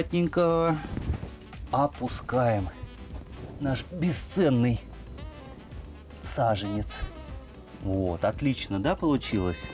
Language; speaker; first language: Russian; native; Russian